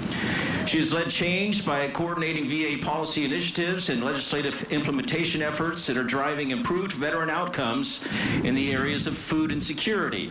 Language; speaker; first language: English; native; English